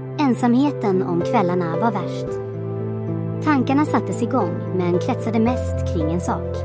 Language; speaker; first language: Swedish; non-native, fluent; Croatian